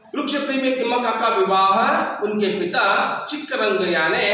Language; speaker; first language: Hindi; non-native, local second language; Kannada